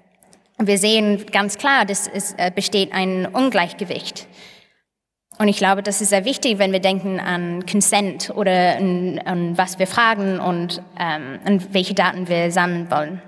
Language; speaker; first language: German; non-native, fluent; English